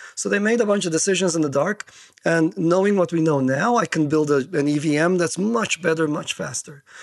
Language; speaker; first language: English; non-native, fluent; Turkish